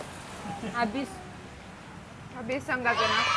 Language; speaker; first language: Indonesian; non-native, fluent; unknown